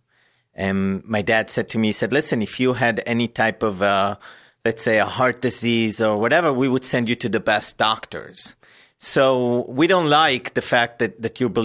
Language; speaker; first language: English; non-native, fluent; Hebrew